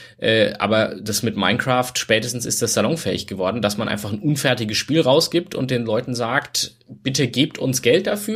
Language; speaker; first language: German; native; German